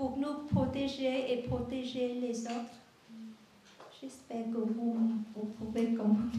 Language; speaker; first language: French; non-native, learner; Vietnamese